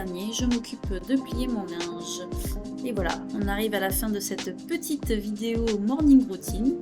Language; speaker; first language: French; native; French